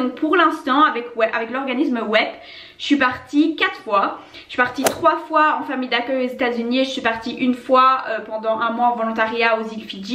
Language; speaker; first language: French; native; French